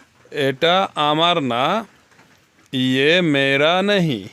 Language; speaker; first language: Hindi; non-native, learner; Bangla